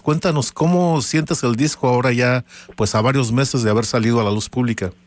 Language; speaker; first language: Spanish; native; Spanish